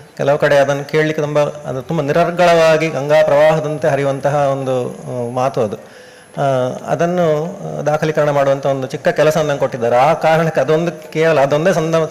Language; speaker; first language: Kannada; native; Kannada